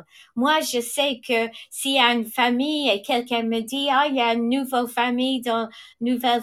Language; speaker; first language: French; non-native, fluent; English